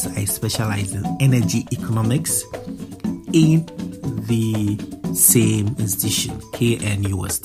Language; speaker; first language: English; non-native, local second language; Akan